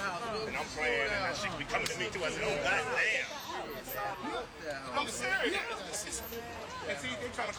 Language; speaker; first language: English; native; English